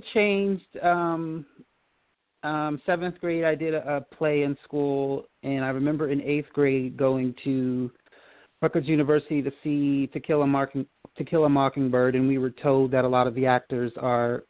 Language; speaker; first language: English; native; English